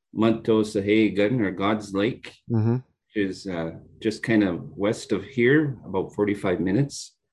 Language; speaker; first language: English; native; English